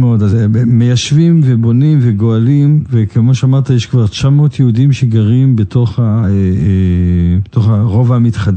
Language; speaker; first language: Hebrew; native; Hebrew